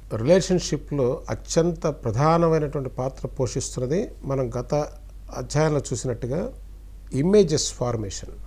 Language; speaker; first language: Telugu; native; Telugu